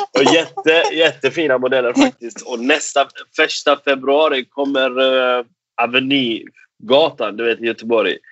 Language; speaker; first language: Swedish; non-native, fluent; Persian